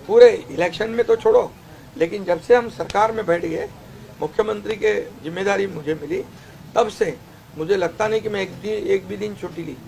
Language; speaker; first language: Hindi; non-native, local second language; Marathi